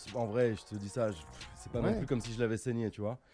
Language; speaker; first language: French; native; French